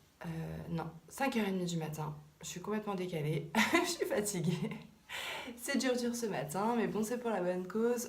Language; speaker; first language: French; native; French